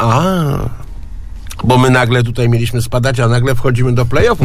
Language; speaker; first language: Polish; native; Polish